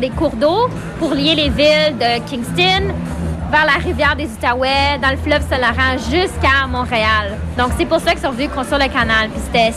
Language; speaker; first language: French; native; French